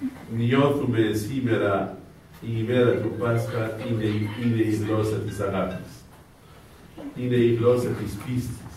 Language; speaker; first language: Greek; non-native, fluent; Arabic